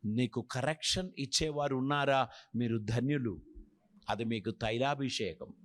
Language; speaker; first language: Telugu; non-native, fluent; Malayalam